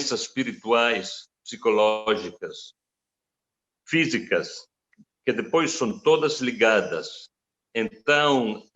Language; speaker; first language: Portuguese; non-native, fluent; Italian